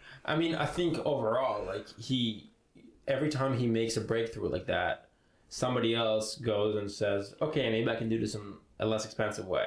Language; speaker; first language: English; non-native, fluent; Hebrew